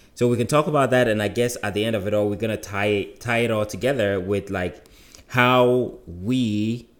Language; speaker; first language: English; non-native, local second language; Akan